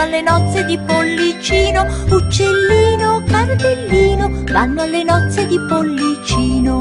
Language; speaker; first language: Italian; native; Italian